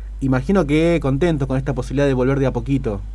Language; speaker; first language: Spanish; native; Spanish